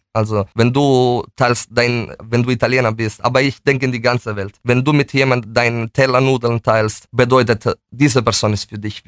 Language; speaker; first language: German; non-native, fluent; Italian